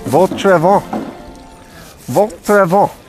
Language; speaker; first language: French; non-native, learner; English